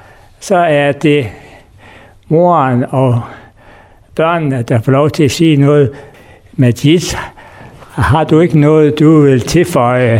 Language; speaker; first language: Danish; native; Danish